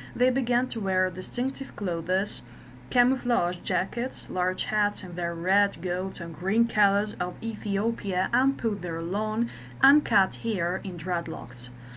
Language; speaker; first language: English; non-native, fluent; Russian